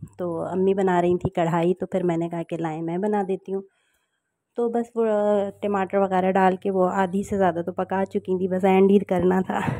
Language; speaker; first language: Urdu; native; Urdu